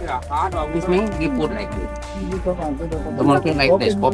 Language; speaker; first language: English; non-native, learner; Indonesian